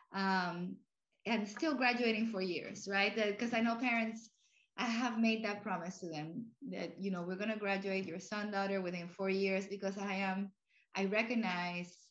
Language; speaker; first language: English; non-native, fluent; Spanish